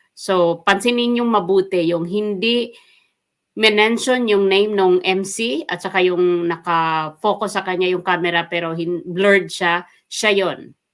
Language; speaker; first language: Filipino; non-native, local second language; Waray